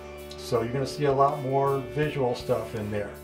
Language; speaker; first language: English; native; English